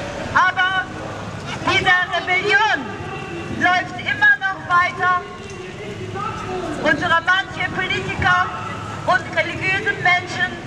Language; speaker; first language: German; non-native, fluent; Korean